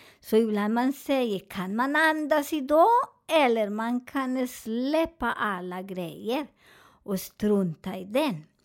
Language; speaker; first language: Swedish; non-native, learner; Spanish